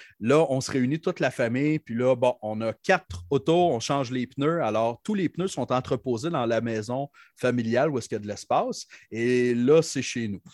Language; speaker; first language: French; native; French